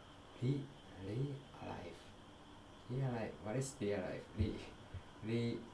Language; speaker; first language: English; non-native, learner; Japanese